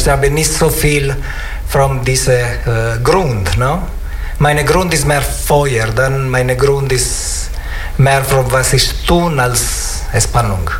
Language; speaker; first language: German; non-native, learner; Italian